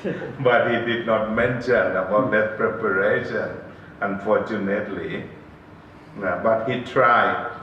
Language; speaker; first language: English; non-native, learner; Thai